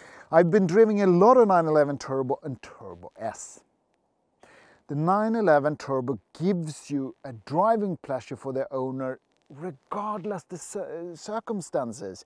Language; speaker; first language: English; non-native, fluent; Swedish